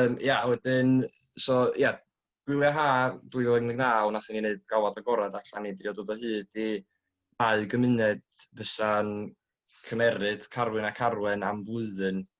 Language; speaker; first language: Welsh; native; Welsh